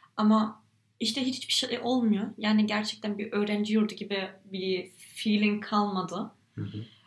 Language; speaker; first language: Turkish; early bilingual, heritage; Turkish